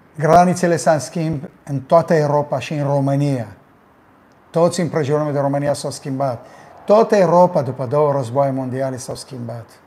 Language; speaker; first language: Romanian; early bilingual, heritage; Romanian